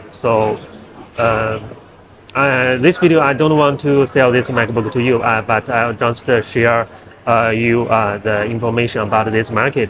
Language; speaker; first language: English; non-native, learner; Chinese